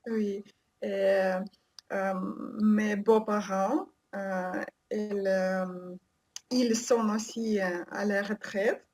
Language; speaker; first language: French; non-native, learner; Russian